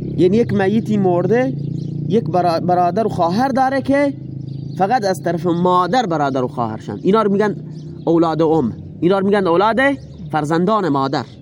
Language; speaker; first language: Persian; non-native, local second language; Baluchi